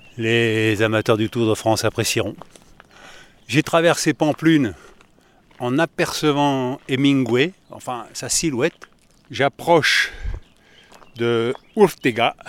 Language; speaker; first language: French; native; French